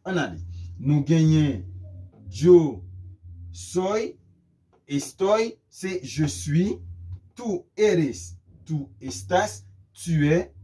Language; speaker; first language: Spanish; non-native, fluent; Haitian Creole